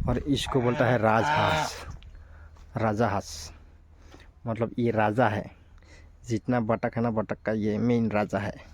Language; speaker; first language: Hindi; non-native, local second language; Assamese